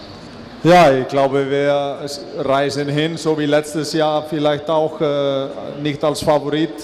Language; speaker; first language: German; non-native, fluent; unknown